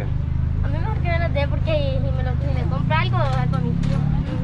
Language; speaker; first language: Spanish; native; Spanish